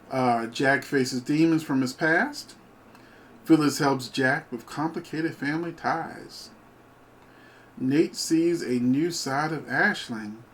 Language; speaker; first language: English; native; English